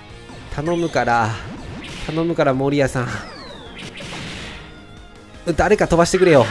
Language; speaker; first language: Japanese; native; Japanese